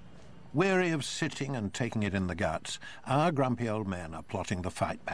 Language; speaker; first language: English; native; English